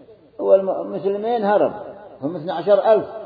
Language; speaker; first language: Arabic; native; Arabic